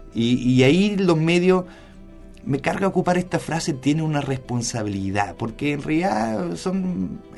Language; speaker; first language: Spanish; early bilingual, other home language; German